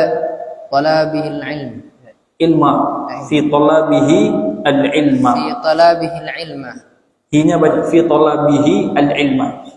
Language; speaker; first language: Arabic; non-native, learner; Indonesian